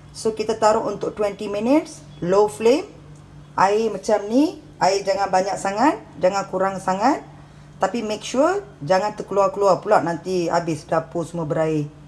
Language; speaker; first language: Malay; non-native, local second language; Tamil